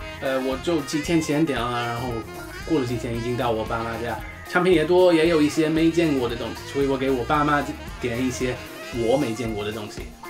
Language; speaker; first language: Chinese; non-native, fluent; English